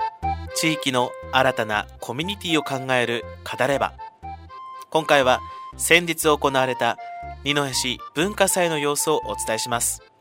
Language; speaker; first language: Japanese; native; Japanese